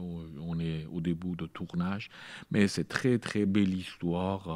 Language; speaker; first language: French; non-native, learner; Persian